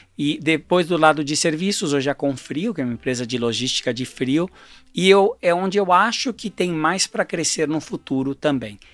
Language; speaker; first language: Portuguese; early bilingual, other home language; Spanish